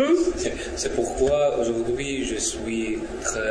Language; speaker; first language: French; non-native, learner; Russian